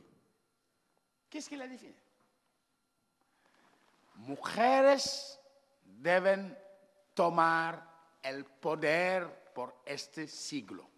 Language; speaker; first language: Spanish; non-native, learner; Wolof